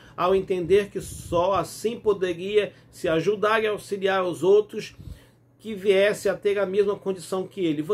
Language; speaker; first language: Portuguese; native; Portuguese